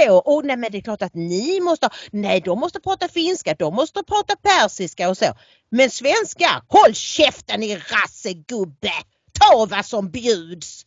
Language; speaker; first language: Swedish; native; Swedish